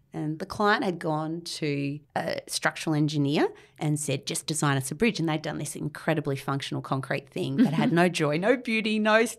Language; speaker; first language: English; native; English